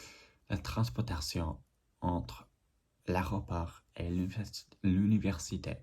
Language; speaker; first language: French; non-native, learner; English